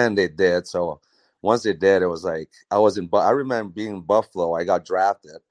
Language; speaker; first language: English; non-native, fluent; French